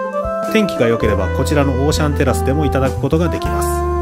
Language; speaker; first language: Japanese; native; Japanese